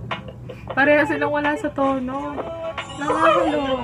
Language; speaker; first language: Filipino; native; Filipino